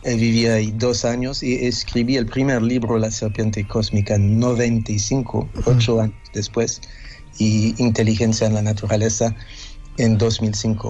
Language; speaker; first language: Spanish; non-native, fluent; French